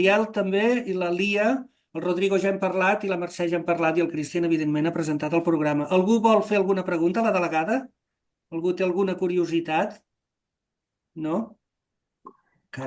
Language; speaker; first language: Catalan; native; Catalan